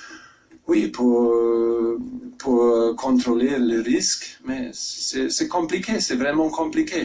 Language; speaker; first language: French; non-native, fluent; German